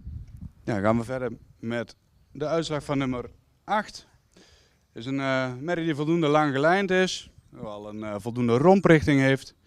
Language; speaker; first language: Dutch; native; Dutch